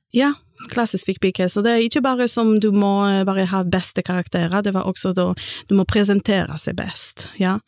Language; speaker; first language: Norwegian; non-native, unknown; Polish